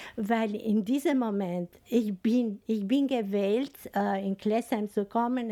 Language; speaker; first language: German; non-native, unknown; Albanian